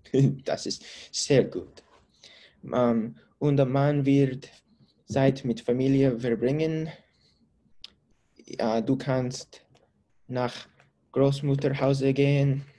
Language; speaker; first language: German; non-native, learner; English